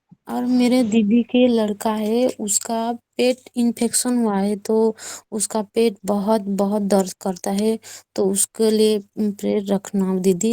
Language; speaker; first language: Hindi; non-native, local second language; Odia